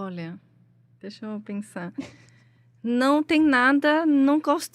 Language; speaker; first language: Portuguese; non-native, learner; Chinese